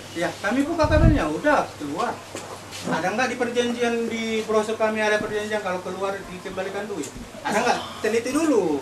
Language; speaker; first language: Indonesian; native; Indonesian